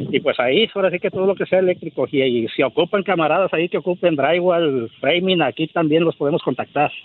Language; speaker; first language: Spanish; native; Spanish